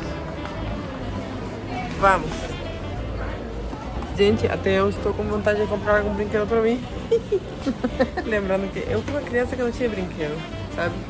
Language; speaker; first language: Portuguese; non-native, fluent; Spanish